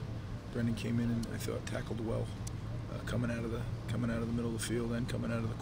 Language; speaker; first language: English; native; English